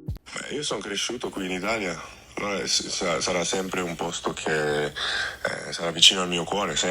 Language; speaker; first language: Italian; early bilingual, other home language; English